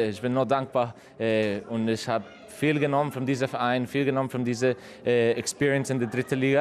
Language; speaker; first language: German; non-native, fluent; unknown